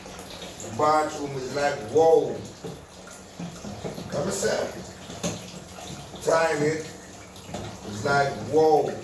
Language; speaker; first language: English; non-native, local second language; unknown